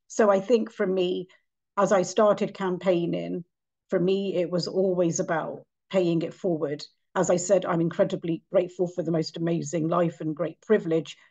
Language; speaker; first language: English; native; English